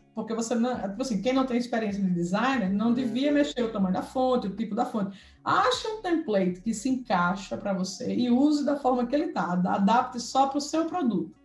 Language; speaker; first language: Portuguese; native; Portuguese